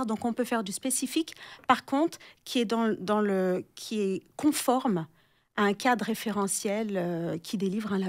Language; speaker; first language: French; native; French